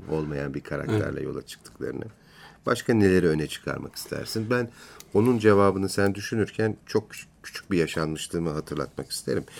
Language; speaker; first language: Turkish; native; Turkish